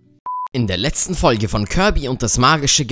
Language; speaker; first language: German; native; German